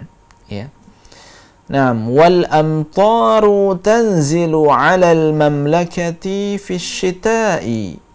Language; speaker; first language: Arabic; non-native, fluent; Indonesian